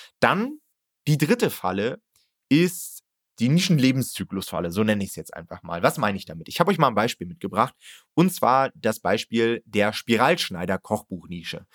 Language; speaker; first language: German; native; German